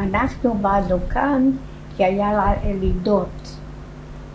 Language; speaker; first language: Hebrew; non-native, fluent; Polish